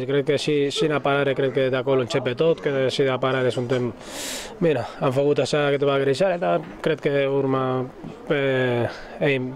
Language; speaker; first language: Romanian; non-native, fluent; Arabic